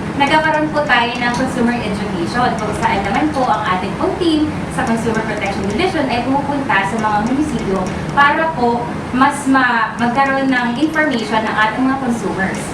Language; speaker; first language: Filipino; non-native, local second language; Masbatenyo